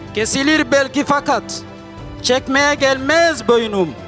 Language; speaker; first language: Turkish; non-native, fluent; Arabic